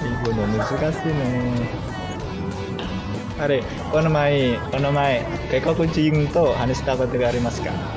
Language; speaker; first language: Japanese; non-native, learner; Indonesian